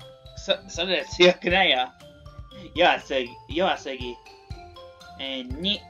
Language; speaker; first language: Japanese; non-native, learner; Spanish